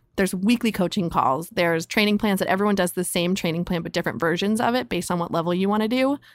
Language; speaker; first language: English; native; English